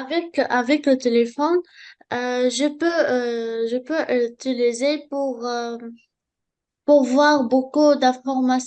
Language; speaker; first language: French; non-native, learner; Arabic